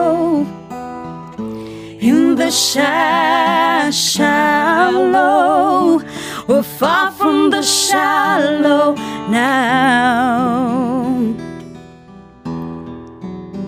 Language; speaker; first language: English; non-native, local second language; Cebuano